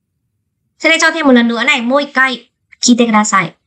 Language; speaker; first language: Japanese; non-native, fluent; Vietnamese